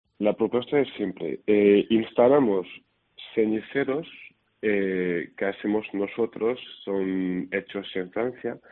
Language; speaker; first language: Spanish; non-native, fluent; French